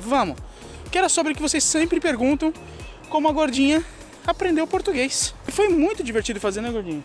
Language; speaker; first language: Portuguese; native; Portuguese